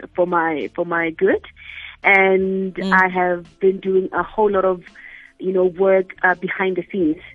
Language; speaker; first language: English; non-native, local second language; Tswana